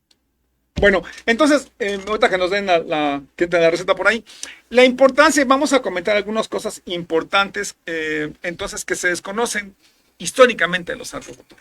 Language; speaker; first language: Spanish; native; Spanish